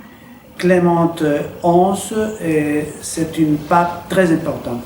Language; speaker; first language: French; non-native, fluent; Spanish